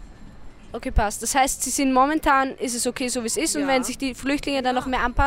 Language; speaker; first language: German; native; German